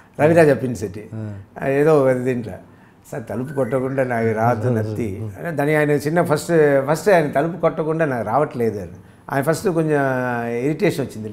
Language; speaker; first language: Telugu; native; Telugu